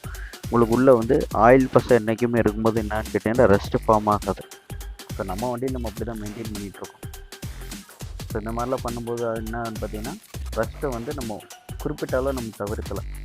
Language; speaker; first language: Tamil; native; Tamil